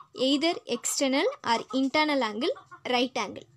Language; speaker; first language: English; non-native, local second language; Tamil